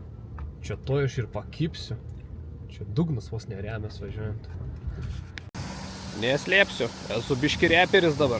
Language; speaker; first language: Lithuanian; native; Lithuanian